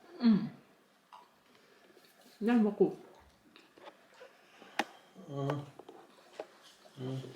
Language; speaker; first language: Swedish; non-native, learner; Thai